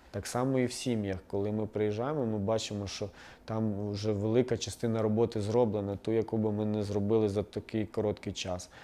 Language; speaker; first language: Ukrainian; native; Ukrainian